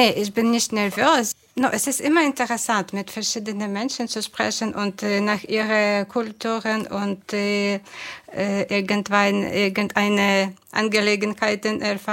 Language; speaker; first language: German; non-native, fluent; Ukrainian